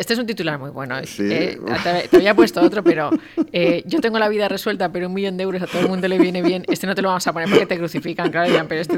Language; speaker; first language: Spanish; native; Spanish